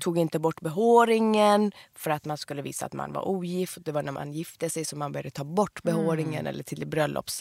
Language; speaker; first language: Swedish; early bilingual, other home language; Persian